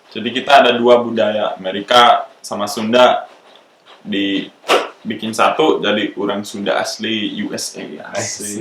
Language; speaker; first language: Indonesian; non-native, local second language; English